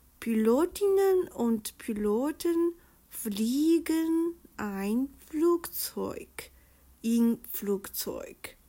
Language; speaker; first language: German; non-native, fluent; Chinese